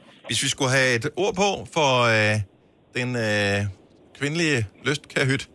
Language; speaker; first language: Danish; native; Danish